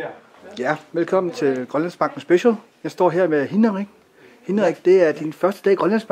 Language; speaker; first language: Danish; native; Danish